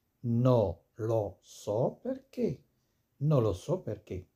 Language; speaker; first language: Italian; non-native, fluent; Arabic